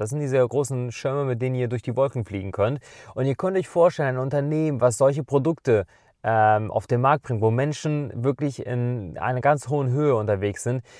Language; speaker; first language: German; native; German